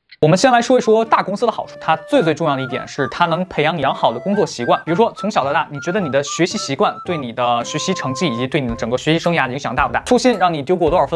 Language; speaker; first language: Chinese; native; Chinese